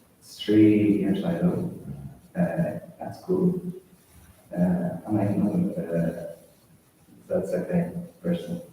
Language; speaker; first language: English; non-native, learner; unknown